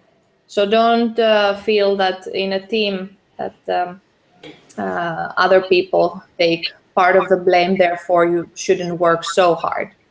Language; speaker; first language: English; non-native, fluent; Greek